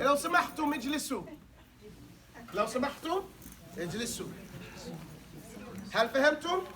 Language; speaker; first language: Arabic; non-native, fluent; English